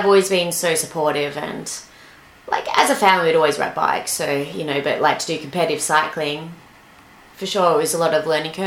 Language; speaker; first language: English; native; English